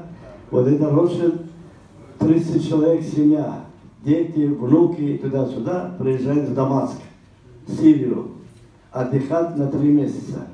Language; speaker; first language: Russian; non-native, local second language; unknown